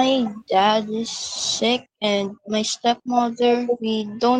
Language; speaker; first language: English; non-native, local second language; Filipino